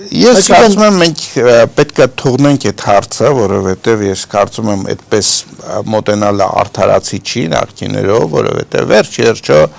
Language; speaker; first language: Armenian; native; Armenian